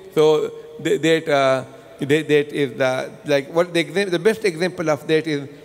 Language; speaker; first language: English; non-native, local second language; Urdu